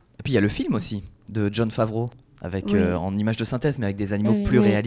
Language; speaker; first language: French; native; French